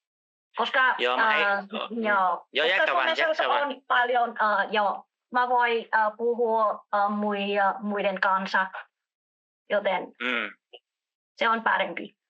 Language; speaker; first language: Finnish; non-native, learner; Vietnamese